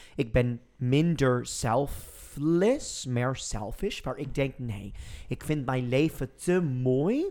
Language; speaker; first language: Dutch; non-native, fluent; English